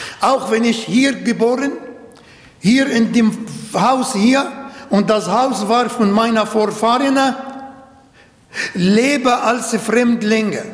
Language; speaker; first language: German; non-native, learner; Arabic